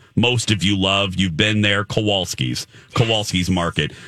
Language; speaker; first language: English; native; English